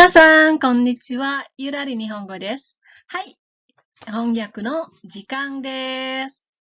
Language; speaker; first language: Japanese; non-native, fluent; Indonesian